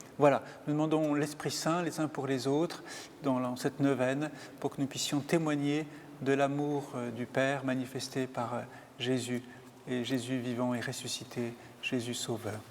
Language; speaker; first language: French; native; French